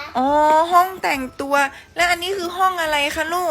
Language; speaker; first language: Thai; native; Thai